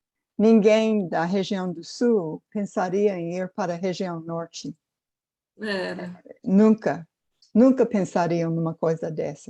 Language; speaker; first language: Portuguese; non-native, fluent; English